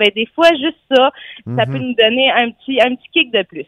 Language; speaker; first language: French; native; French